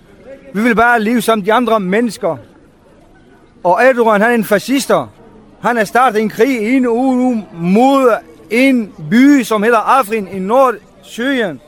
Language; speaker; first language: Danish; non-native, fluent; Arabic